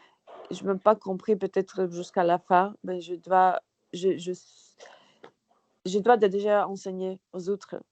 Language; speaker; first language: French; non-native, learner; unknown